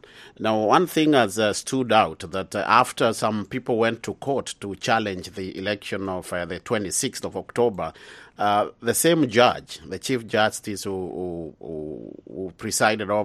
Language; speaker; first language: English; non-native, local second language; Swahili